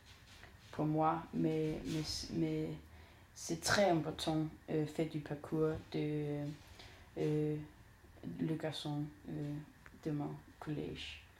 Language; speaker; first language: French; non-native, learner; Danish